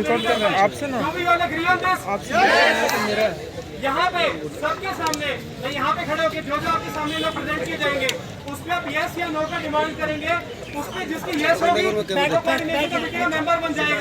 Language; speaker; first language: Hindi; native; Hindi